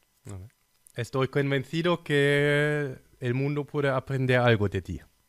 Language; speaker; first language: Spanish; non-native, fluent; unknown